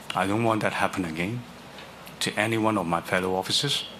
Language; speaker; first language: English; non-native, local second language; Cantonese